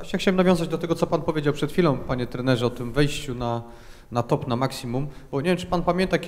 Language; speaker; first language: Polish; native; Polish